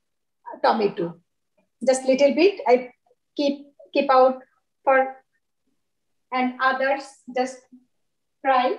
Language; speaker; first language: English; non-native, learner; Bangla